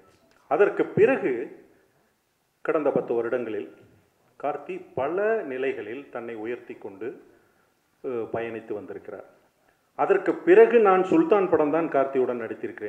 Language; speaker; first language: Tamil; native; Tamil